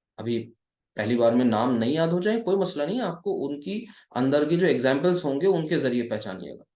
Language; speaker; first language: Urdu; native; Urdu